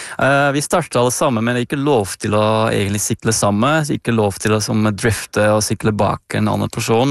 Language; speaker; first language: Norwegian; non-native, fluent; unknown